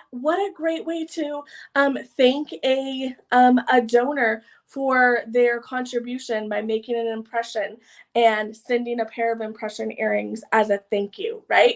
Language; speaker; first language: English; native; English